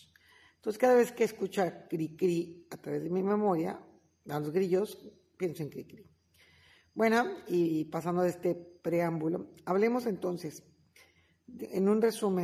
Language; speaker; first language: Spanish; native; Spanish